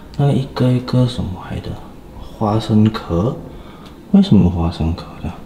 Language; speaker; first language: Chinese; native; Chinese